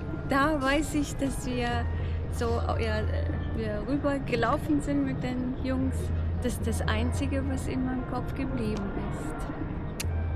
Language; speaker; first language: German; non-native, fluent; Arabic